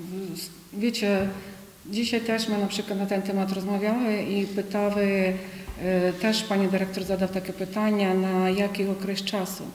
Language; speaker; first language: Polish; non-native, fluent; Ukrainian